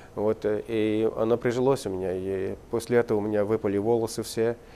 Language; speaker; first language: Russian; non-native, local second language; Ukrainian